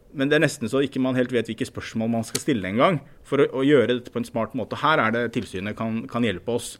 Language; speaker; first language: Norwegian; native; Norwegian